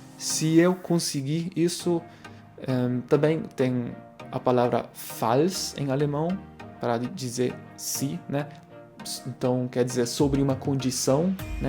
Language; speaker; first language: Portuguese; non-native, fluent; German